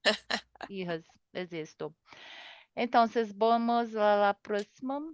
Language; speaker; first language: Spanish; non-native, learner; Portuguese